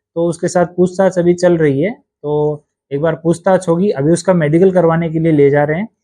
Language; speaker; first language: Hindi; non-native, local second language; Gujarati